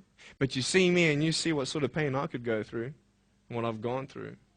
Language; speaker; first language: English; native; English